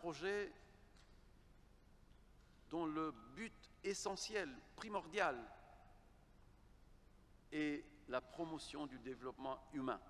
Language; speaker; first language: French; non-native, fluent; Kabuverdianu